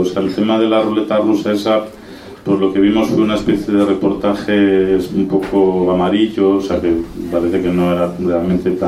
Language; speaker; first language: Spanish; native; Spanish